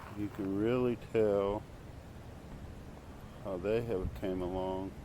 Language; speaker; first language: English; native; English